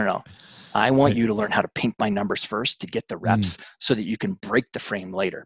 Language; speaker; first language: English; native; English